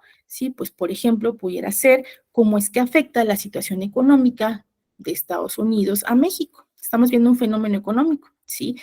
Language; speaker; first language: Spanish; native; Spanish